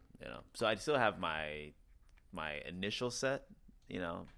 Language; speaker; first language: English; native; English